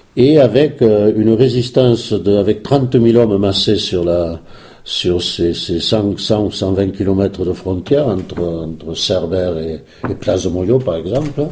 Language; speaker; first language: French; early bilingual, other home language; Spanish